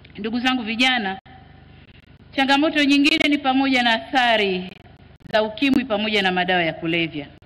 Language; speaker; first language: Swahili; native; Swahili